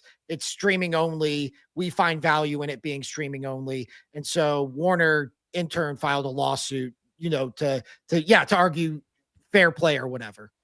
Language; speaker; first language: English; native; English